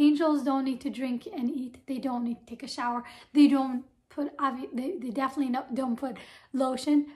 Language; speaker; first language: English; non-native, fluent; Hebrew